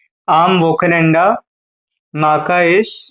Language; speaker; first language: German; non-native, learner; Hindi